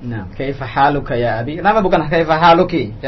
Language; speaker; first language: Arabic; non-native, fluent; Indonesian